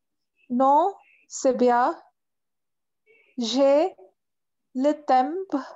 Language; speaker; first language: French; non-native, learner; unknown